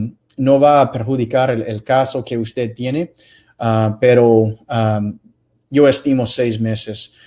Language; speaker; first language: Spanish; non-native, fluent; English